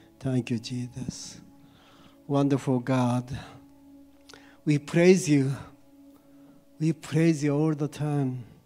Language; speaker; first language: English; non-native, fluent; Japanese